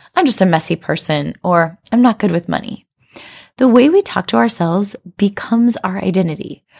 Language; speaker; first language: English; native; English